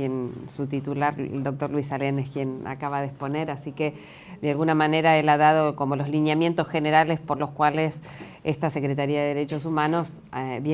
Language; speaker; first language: Spanish; native; Spanish